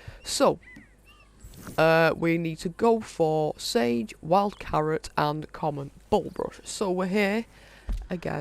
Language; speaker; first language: English; native; English